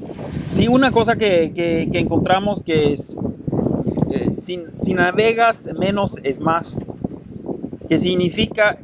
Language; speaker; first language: Spanish; non-native, fluent; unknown